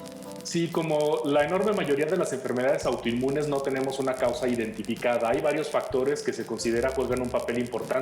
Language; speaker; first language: Spanish; native; Spanish